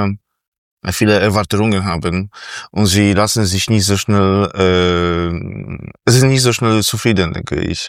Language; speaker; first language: German; non-native, fluent; Polish